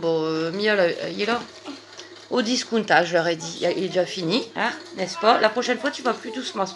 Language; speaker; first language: French; native; French